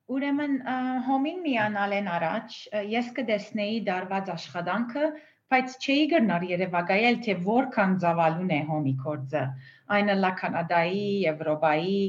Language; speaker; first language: Armenian; early bilingual, heritage; Armenian